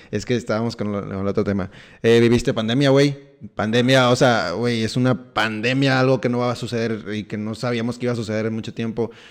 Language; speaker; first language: Spanish; native; Spanish